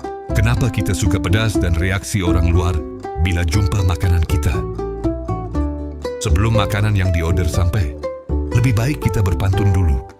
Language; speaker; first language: Malay; native; Malay